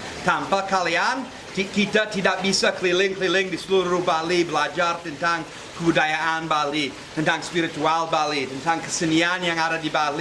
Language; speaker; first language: Indonesian; non-native, fluent; Spanish